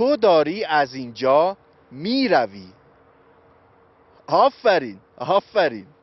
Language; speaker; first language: Persian; native; Persian